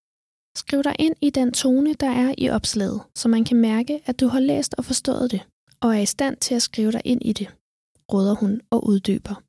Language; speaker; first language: Danish; native; Danish